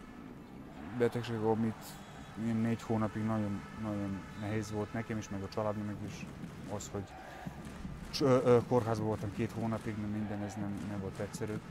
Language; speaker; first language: Hungarian; non-native, fluent; Serbian